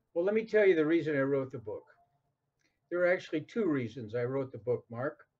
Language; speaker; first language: English; native; English